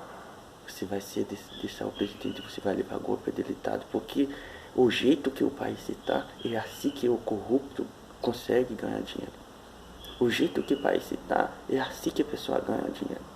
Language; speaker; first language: Portuguese; non-native, fluent; Haitian Creole